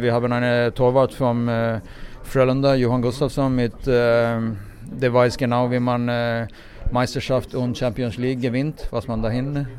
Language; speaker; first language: German; non-native, fluent; Swedish